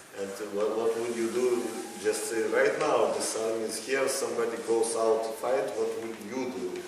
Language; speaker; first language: English; non-native, fluent; Lithuanian